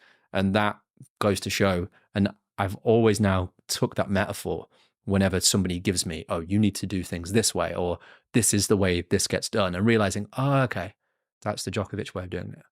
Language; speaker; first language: English; native; English